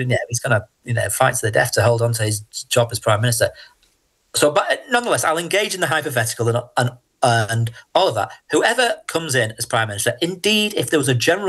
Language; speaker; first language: English; native; English